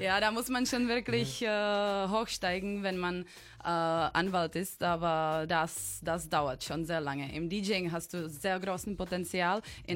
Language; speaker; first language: German; non-native, fluent; Czech